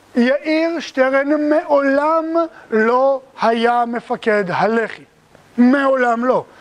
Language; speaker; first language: Hebrew; native; Hebrew